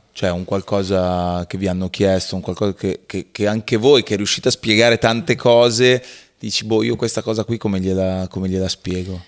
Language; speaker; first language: Italian; native; Italian